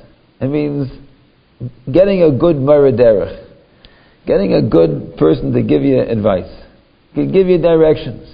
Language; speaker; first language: English; native; English